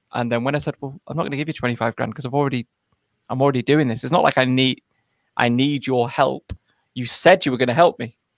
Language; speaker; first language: English; native; English